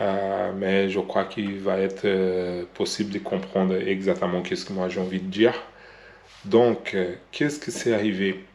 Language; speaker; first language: French; non-native, learner; Portuguese